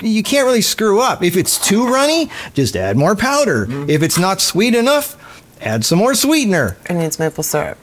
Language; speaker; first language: English; native; English